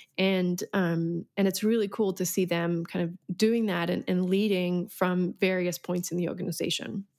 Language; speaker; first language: English; native; English